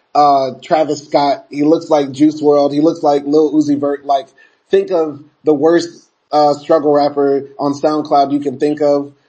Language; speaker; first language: English; native; English